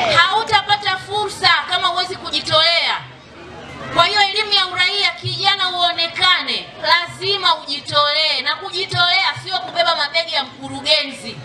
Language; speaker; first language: Swahili; native; Swahili